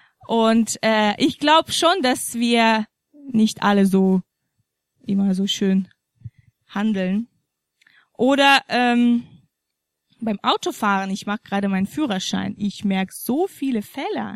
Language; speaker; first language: German; non-native, fluent; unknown